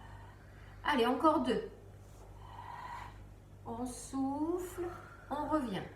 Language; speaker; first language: French; native; French